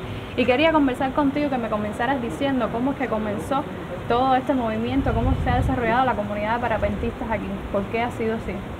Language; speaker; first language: Spanish; native; Spanish